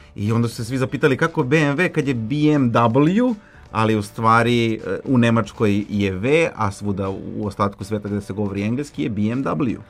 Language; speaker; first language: Serbian; non-native, local second language; Hungarian